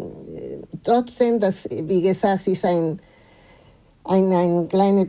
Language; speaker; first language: German; non-native, fluent; Spanish